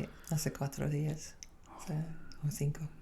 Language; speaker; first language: Spanish; non-native, fluent; Dutch